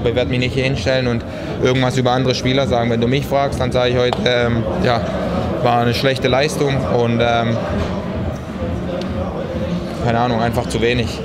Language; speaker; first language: German; native; German